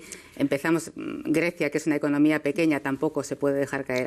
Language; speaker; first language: Spanish; native; Spanish